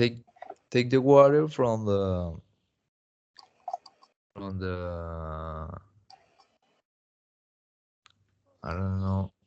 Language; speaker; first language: English; non-native, learner; Spanish